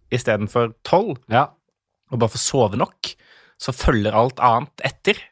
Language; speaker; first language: Norwegian; native; Norwegian